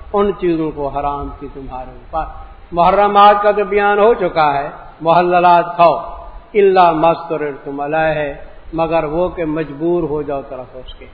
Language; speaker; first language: Urdu; non-native, local second language; Punjabi